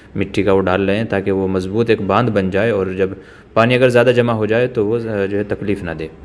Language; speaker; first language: Hindi; native; Hindi